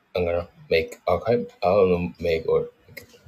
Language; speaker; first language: English; non-native, learner; Japanese